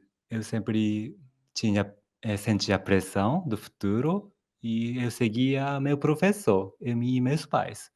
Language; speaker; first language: Portuguese; non-native, fluent; Japanese